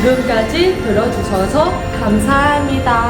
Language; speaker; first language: Korean; non-native, learner; Vietnamese